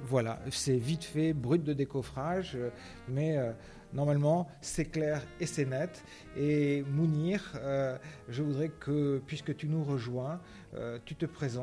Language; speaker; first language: French; native; French